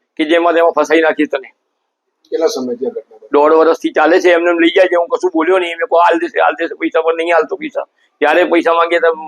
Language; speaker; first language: Gujarati; non-native, local second language; Sindhi